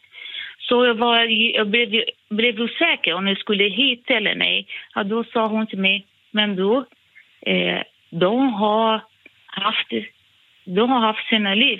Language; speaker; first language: Swedish; non-native, fluent; Portuguese